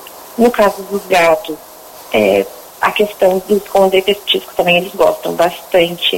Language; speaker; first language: Portuguese; native; Portuguese